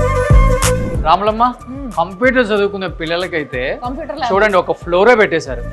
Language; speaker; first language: Telugu; native; Telugu